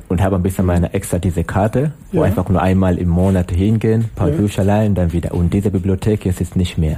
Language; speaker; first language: German; non-native, learner; Swahili